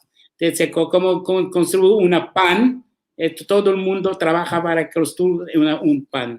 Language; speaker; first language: Spanish; non-native, learner; Arabic